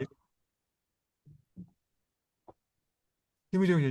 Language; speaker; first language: Korean; native; Korean